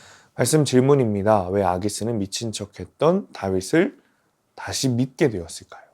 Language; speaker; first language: Korean; native; Korean